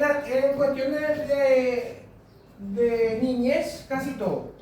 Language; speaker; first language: Spanish; native; Spanish